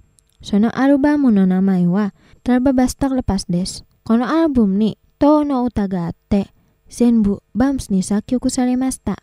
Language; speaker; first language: Japanese; non-native, fluent; Indonesian